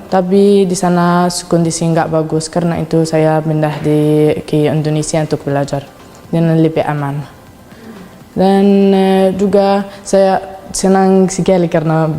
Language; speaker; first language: Indonesian; non-native, fluent; Arabic